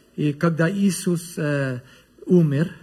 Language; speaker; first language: Russian; non-native, learner; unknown